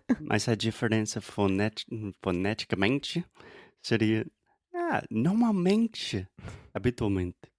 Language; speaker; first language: Portuguese; non-native, fluent; English